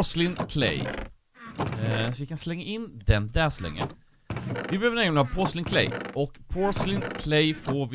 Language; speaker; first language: Swedish; native; Swedish